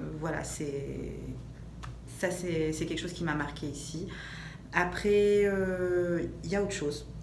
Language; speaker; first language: French; native; French